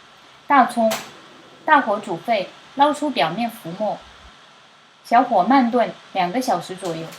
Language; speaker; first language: Chinese; native; Chinese